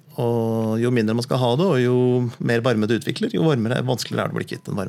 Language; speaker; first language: Norwegian; native; Norwegian